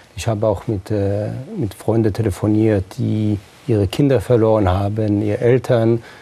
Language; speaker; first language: German; non-native, fluent; Hebrew